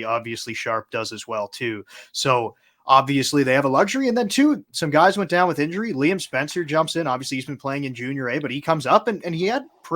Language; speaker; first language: English; native; English